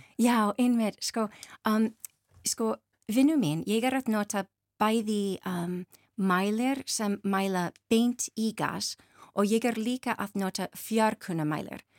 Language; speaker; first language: Icelandic; non-native, learner; English